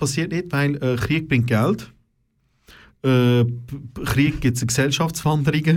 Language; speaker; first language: German; non-native, local second language; Turkish